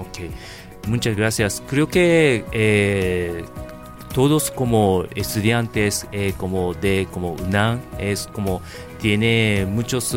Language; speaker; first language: Spanish; non-native, learner; Japanese